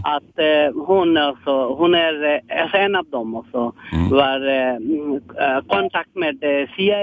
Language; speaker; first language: Swedish; non-native, fluent; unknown